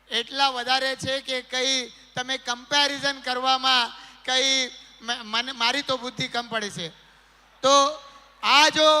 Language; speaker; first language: Gujarati; non-native, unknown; Marathi